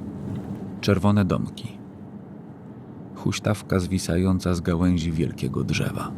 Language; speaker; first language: Polish; native; Polish